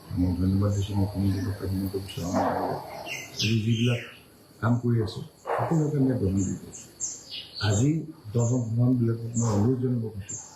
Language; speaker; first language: Assamese; non-native, local second language; Karbi